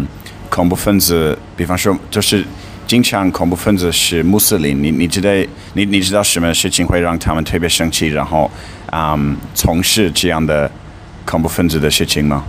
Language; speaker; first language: Chinese; non-native, fluent; English